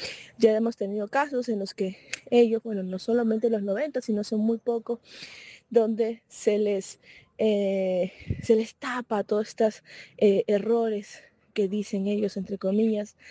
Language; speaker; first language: Spanish; native; Spanish